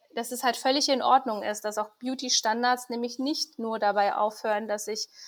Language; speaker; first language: German; early bilingual, other home language; Persian